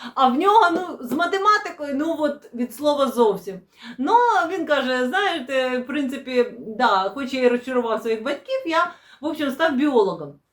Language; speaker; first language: Ukrainian; non-native, local second language; Russian